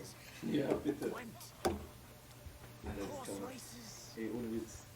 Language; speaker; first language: German; native; German